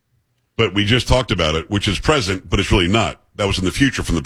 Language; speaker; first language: English; native; English